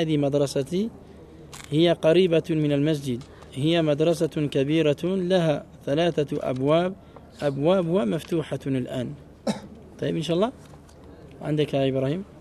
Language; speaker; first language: Arabic; non-native, fluent; French